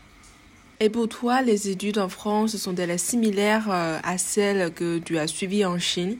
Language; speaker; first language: French; non-native, fluent; Chinese